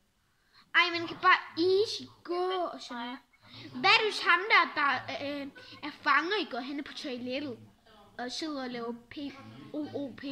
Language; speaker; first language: Danish; early bilingual, other home language; Arabic